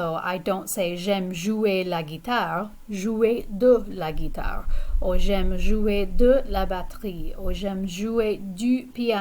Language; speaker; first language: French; non-native, fluent; English